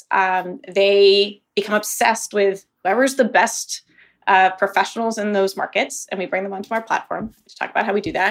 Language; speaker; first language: English; native; English